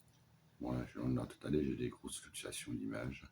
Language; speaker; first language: French; native; French